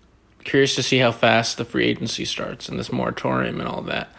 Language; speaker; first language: English; native; English